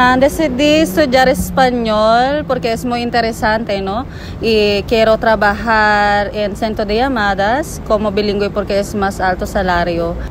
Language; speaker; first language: Spanish; non-native, learner; Filipino